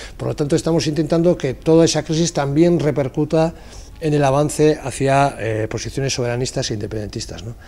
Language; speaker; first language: Spanish; native; Spanish